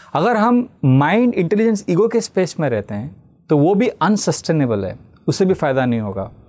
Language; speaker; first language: Hindi; non-native, local second language; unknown